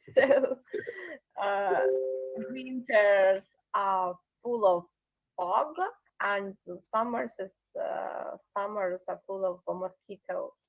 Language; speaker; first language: English; non-native, learner; Yakut